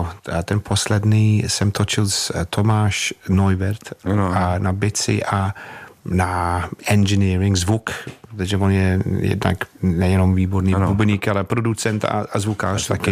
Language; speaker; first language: Czech; non-native, fluent; English